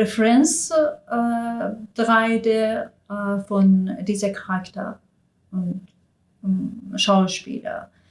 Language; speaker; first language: German; non-native, learner; Persian